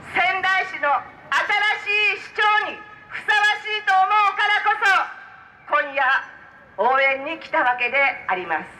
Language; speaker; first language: Japanese; native; Japanese